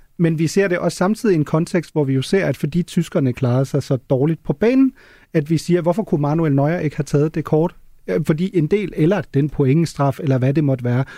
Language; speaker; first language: Danish; non-native, local second language; German